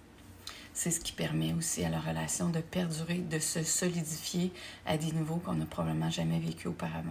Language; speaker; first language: French; native; French